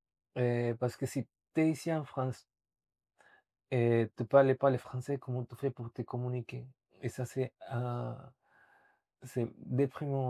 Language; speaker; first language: French; non-native, fluent; Spanish